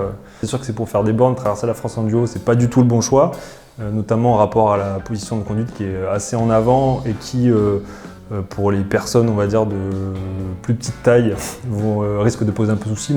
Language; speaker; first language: French; native; French